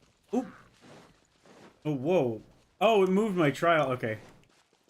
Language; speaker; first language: English; native; English